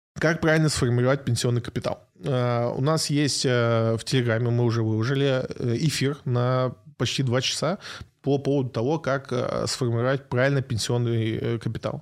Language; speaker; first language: Russian; native; Russian